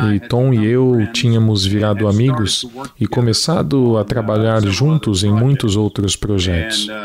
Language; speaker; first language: Portuguese; non-native, fluent; English